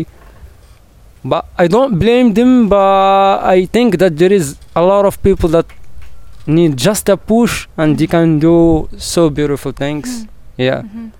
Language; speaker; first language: English; non-native, learner; Arabic